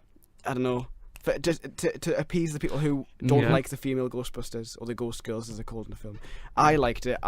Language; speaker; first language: English; native; English